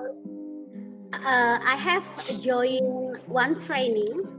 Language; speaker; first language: English; non-native, learner; Indonesian